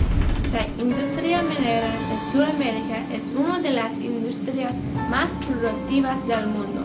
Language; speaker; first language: Spanish; non-native, learner; English